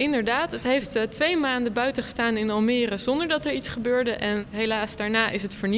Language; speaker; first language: Dutch; native; Dutch